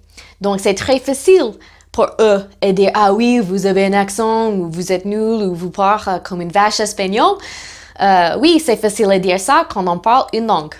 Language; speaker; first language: French; non-native, fluent; English